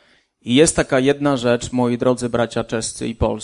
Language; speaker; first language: Polish; native; Polish